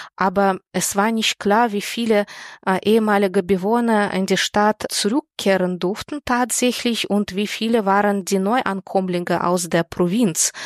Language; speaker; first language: German; non-native, fluent; Russian